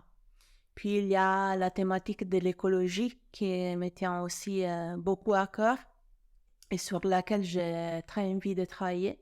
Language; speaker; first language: French; non-native, fluent; Italian